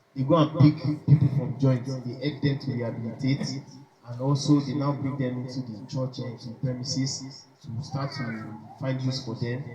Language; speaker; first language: English; non-native, local second language; Yoruba